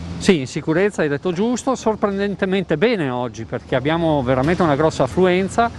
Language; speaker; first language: Italian; native; Italian